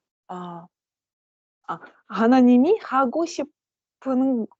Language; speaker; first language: Korean; non-native, learner; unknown